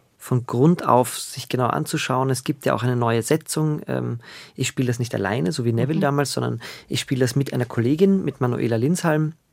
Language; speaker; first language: German; native; German